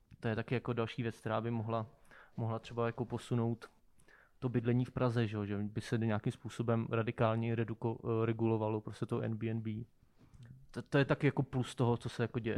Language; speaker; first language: Czech; native; Czech